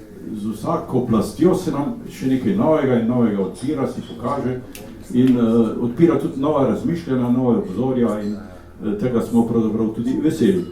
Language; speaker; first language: Slovenian; native; Slovenian